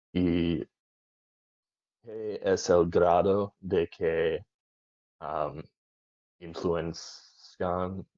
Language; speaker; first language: Spanish; non-native, learner; English